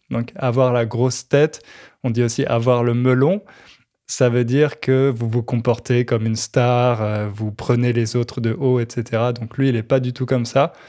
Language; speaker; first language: French; native; French